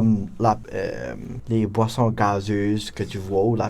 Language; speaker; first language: French; non-native, local second language; English